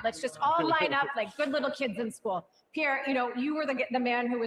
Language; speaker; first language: English; native; English